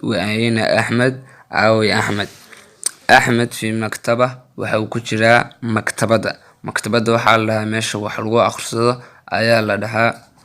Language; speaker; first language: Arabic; non-native, fluent; Somali